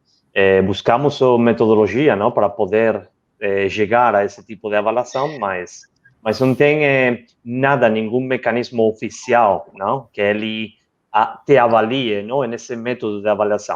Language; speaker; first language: Portuguese; non-native, learner; Spanish